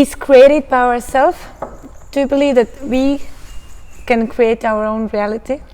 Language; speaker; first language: English; non-native, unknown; Estonian